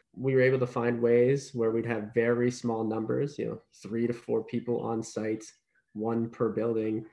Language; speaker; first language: English; native; English